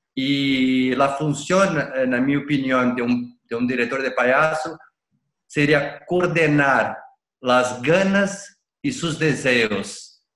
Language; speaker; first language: Spanish; non-native, learner; Portuguese